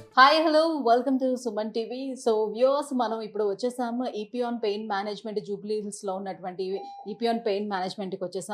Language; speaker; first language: Telugu; native; Telugu